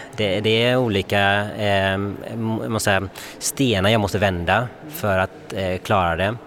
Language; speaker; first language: Swedish; early bilingual, other home language; Bangla